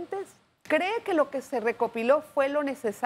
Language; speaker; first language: Spanish; native; Spanish